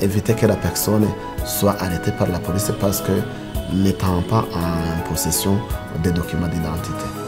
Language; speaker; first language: French; non-native, local second language; Rundi